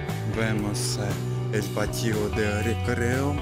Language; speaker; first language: Spanish; non-native, learner; Russian